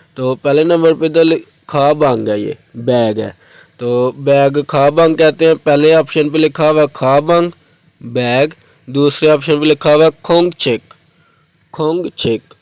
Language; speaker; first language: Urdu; non-native, local second language; Punjabi